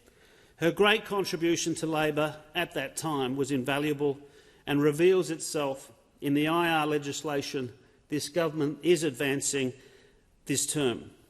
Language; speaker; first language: English; native; English